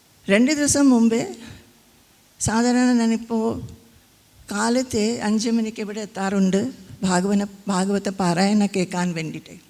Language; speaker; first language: Malayalam; non-native, fluent; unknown